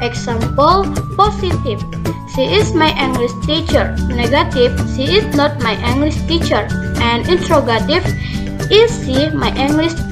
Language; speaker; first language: English; non-native, learner; Indonesian